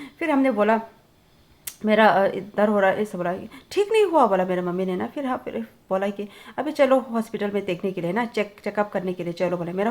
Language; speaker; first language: Hindi; non-native, local second language; Tibetan